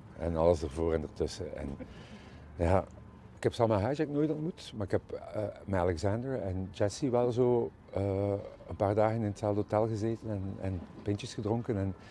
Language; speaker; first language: Dutch; native; Dutch